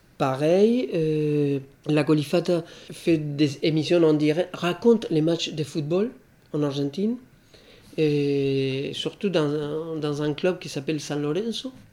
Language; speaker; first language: French; non-native, fluent; Spanish